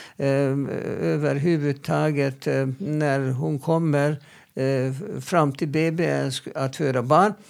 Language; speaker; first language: Swedish; non-native, fluent; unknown